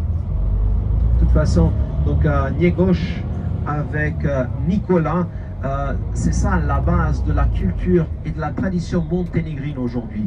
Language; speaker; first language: French; non-native, fluent; Serbian